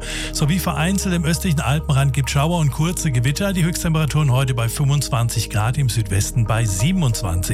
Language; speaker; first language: German; native; German